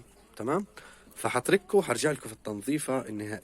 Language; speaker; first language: Arabic; native; Arabic